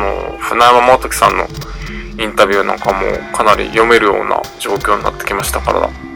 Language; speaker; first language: Japanese; native; Japanese